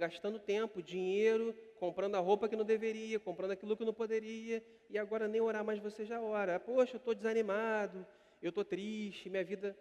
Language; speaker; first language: Portuguese; native; Portuguese